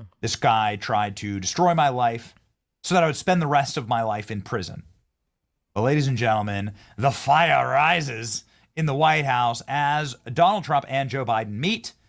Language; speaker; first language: English; native; English